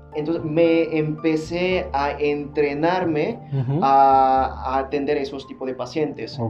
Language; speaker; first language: Spanish; non-native, fluent; Korean